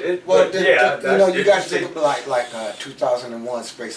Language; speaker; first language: English; native; English